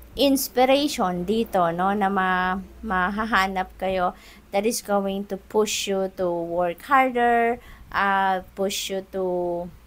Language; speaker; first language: English; non-native, local second language; Filipino